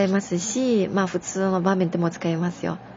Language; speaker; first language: Japanese; non-native, fluent; Chinese